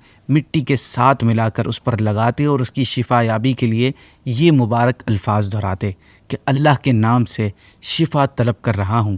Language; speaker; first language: Urdu; native; Urdu